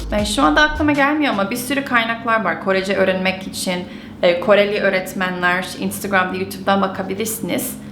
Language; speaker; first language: Turkish; non-native, fluent; Korean